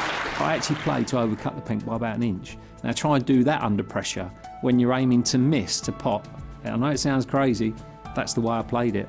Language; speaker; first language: English; native; English